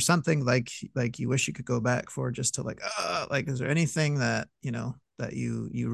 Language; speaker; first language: English; native; English